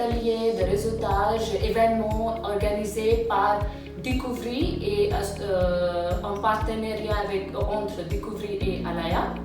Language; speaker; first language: French; non-native, fluent; English